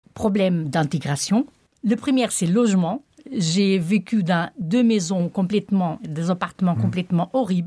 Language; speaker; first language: French; non-native, local second language; Portuguese